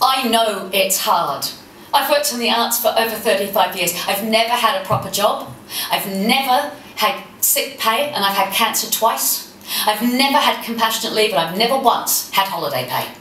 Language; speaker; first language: English; native; English